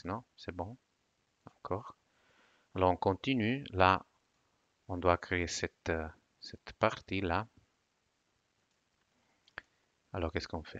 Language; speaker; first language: French; non-native, fluent; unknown